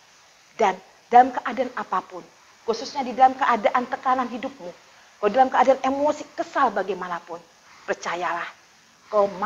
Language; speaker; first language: Indonesian; native; Indonesian